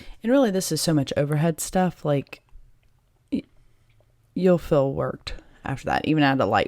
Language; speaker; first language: English; native; English